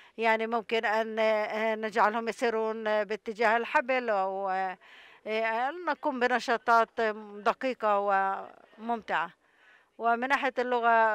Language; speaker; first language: Arabic; non-native, local second language; Hebrew